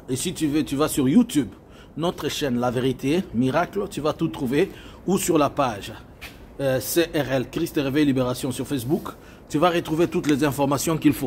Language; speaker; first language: French; non-native, local second language; Swahili